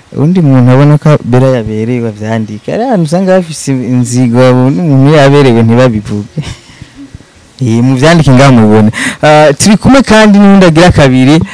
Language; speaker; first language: Rundi; native; Rundi